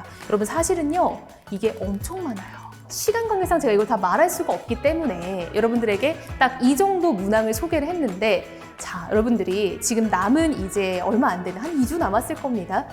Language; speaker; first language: Korean; native; Korean